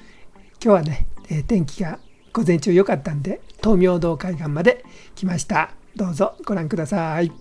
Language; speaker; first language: Japanese; native; Japanese